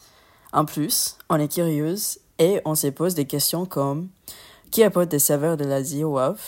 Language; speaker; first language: French; non-native, fluent; Khmer